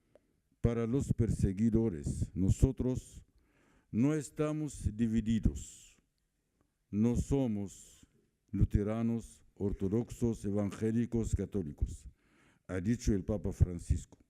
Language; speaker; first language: Spanish; non-native, fluent; Arabic